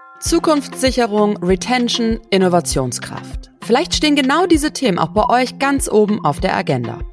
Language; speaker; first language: German; native; German